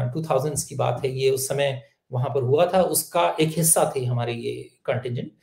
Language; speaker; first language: Hindi; native; Hindi